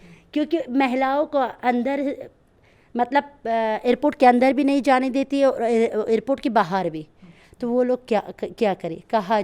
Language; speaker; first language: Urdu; non-native, learner; Persian